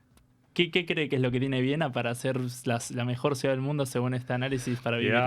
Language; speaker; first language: Spanish; native; Spanish